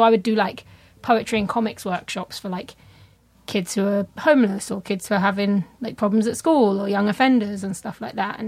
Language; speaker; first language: English; native; English